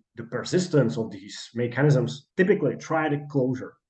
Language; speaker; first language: English; non-native, fluent; Czech